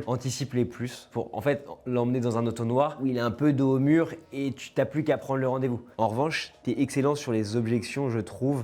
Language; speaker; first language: French; native; French